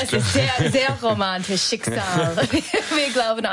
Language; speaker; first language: German; non-native, learner; English